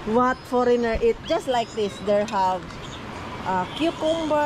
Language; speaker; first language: English; non-native, local second language; Filipino